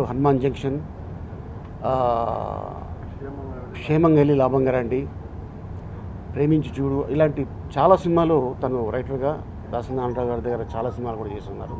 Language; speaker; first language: Telugu; native; Telugu